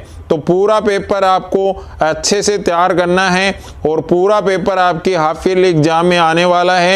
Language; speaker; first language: Hindi; native; Hindi